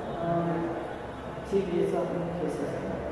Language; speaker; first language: Korean; non-native, learner; Nepali